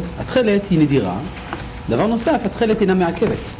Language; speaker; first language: Hebrew; native; Hebrew